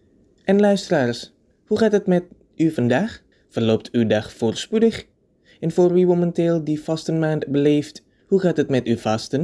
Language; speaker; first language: Dutch; non-native, fluent; Indonesian